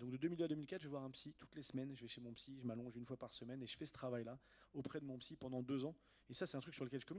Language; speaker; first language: French; native; French